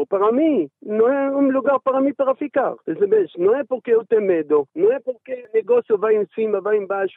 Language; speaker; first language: Portuguese; non-native, learner; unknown